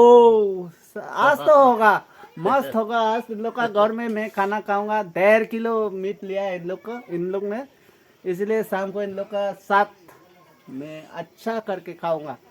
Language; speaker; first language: Hindi; non-native, local second language; Mizo